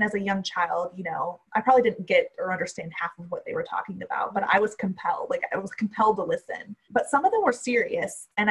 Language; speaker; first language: English; native; English